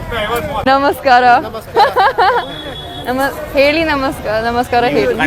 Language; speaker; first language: Kannada; non-native, learner; German